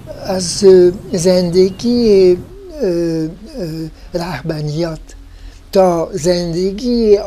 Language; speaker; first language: Persian; non-native, fluent; French